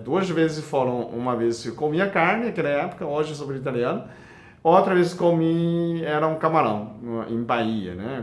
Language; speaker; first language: Portuguese; non-native, fluent; Chinese